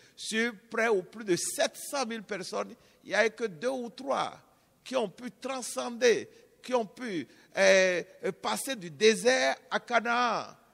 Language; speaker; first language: French; non-native, local second language; Fon